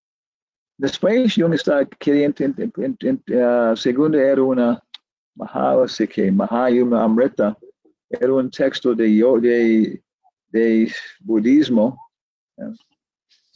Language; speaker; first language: Spanish; non-native, learner; English